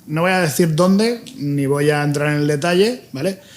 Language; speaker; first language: Spanish; non-native, local second language; Catalan